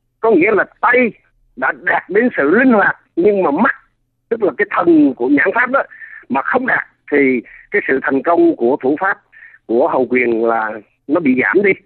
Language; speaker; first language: Vietnamese; native; Vietnamese